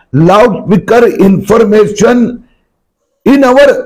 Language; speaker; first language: Hindi; non-native, local second language; Marathi